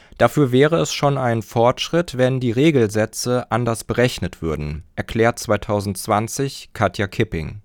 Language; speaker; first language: German; native; German